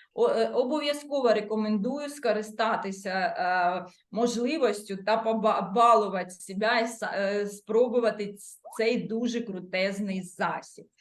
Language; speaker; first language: Ukrainian; non-native, local second language; Russian